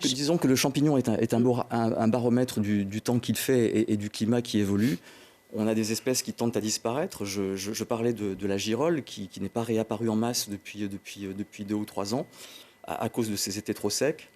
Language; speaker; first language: French; native; French